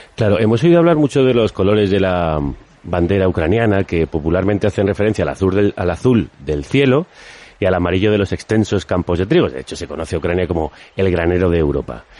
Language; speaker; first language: Spanish; native; Spanish